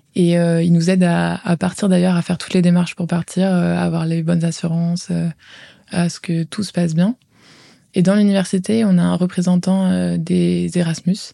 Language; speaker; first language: French; native; French